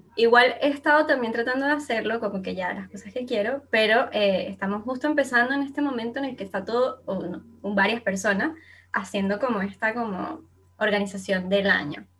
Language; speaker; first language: Spanish; native; Spanish